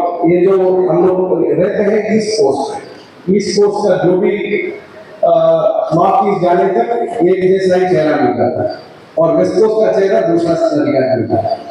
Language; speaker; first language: Hindi; non-native, local second language; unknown